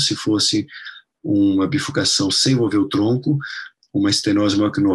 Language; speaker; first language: Portuguese; non-native, fluent; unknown